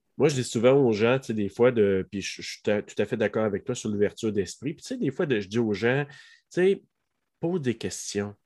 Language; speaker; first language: French; native; French